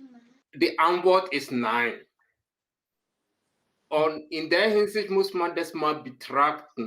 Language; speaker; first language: German; non-native, learner; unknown